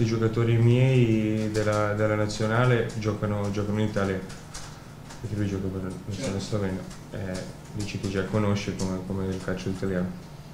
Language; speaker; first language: Italian; non-native, learner; Croatian